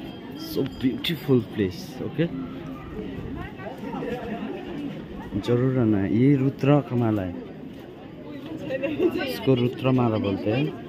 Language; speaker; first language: Hindi; non-native, local second language; Nepali